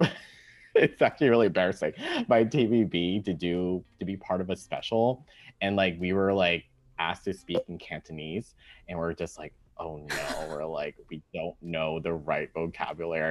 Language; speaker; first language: English; native; English